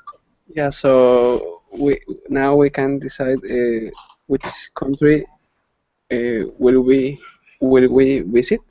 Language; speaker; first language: English; non-native, learner; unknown